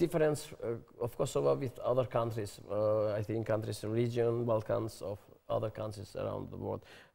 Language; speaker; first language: English; non-native, learner; Albanian